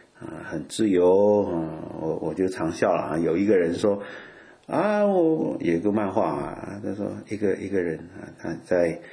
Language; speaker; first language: Chinese; native; Chinese